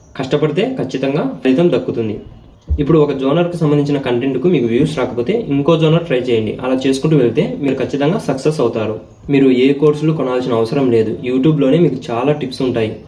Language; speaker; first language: Telugu; native; Telugu